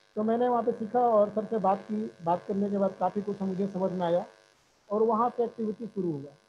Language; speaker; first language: Hindi; native; Hindi